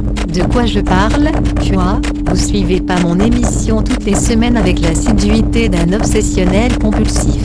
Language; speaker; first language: French; native; French